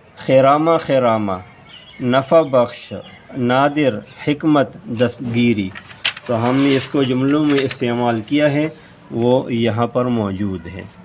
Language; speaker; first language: Urdu; non-native, local second language; Pashto